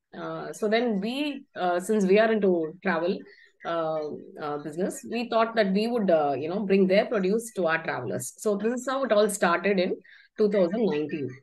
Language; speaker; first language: English; non-native, local second language; Tamil